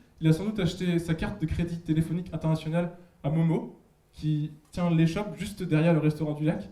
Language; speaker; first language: French; native; French